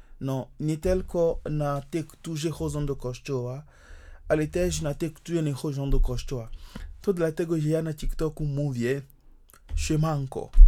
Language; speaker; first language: Polish; non-native, fluent; Ewe